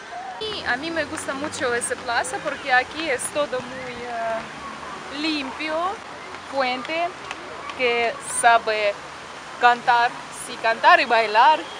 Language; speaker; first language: Spanish; non-native, fluent; Russian